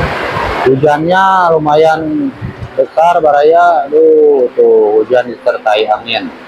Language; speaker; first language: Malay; non-native, local second language; Sundanese